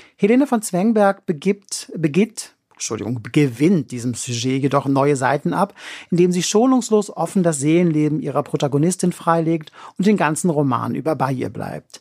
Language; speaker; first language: German; native; German